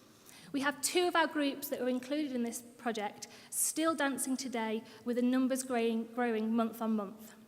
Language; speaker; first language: English; native; English